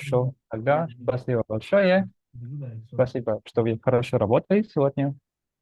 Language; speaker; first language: Russian; non-native, fluent; Indonesian